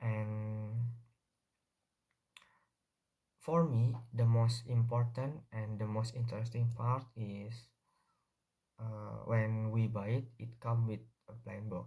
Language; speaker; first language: English; non-native, learner; Indonesian